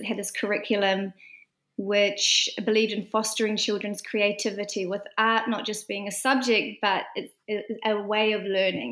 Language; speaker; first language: English; native; English